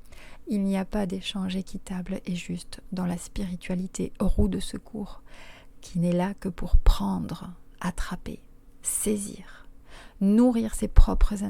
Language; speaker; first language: French; native; French